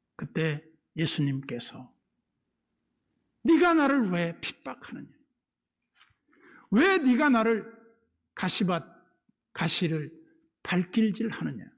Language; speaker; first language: Korean; native; Korean